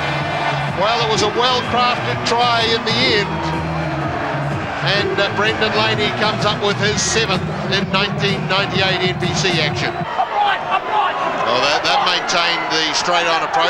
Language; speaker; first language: English; native; English